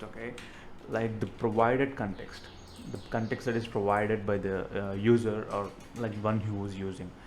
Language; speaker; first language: English; non-native, local second language; Telugu